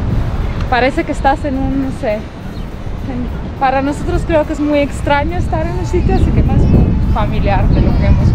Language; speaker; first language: Spanish; non-native, fluent; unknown